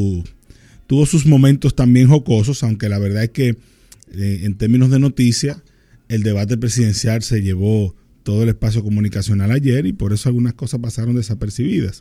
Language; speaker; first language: Spanish; native; Spanish